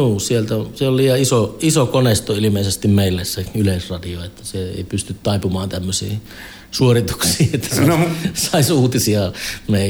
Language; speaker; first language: Finnish; native; Finnish